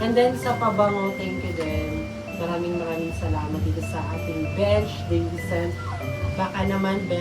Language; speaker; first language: Filipino; native; Filipino